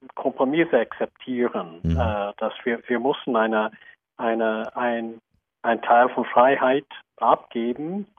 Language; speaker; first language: German; non-native, fluent; English